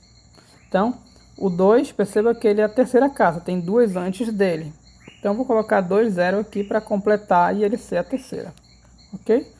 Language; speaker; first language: Portuguese; native; Portuguese